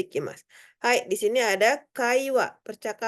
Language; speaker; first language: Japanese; non-native, fluent; Indonesian